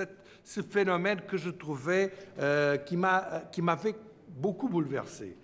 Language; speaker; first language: French; non-native, fluent; Portuguese